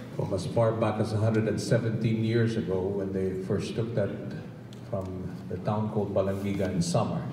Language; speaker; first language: English; non-native, local second language; Filipino